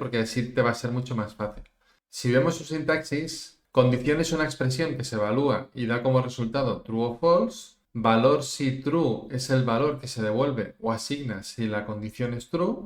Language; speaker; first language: Spanish; native; Spanish